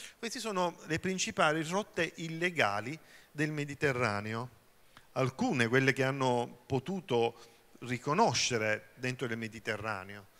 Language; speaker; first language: Italian; native; Italian